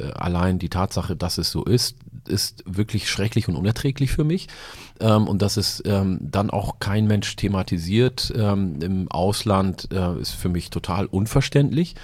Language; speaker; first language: German; early bilingual, other home language; Oromo